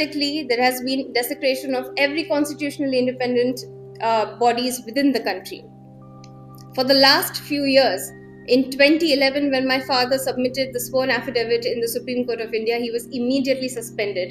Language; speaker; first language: English; non-native, local second language; Gujarati